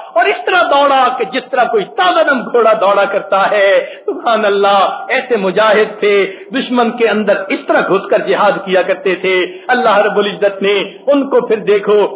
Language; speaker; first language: Urdu; non-native, local second language; Punjabi